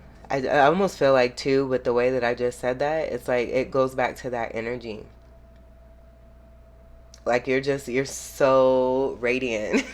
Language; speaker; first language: English; native; English